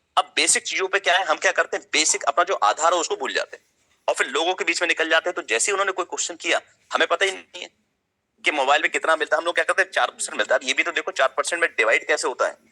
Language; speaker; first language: Hindi; native; Hindi